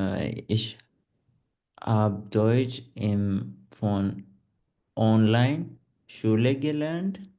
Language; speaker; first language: German; non-native, learner; Punjabi